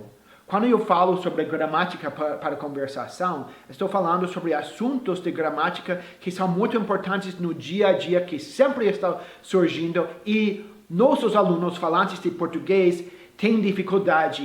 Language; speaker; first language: Portuguese; non-native, fluent; English